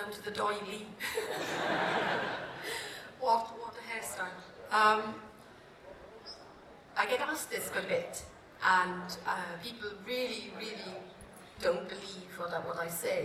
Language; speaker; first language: English; native; English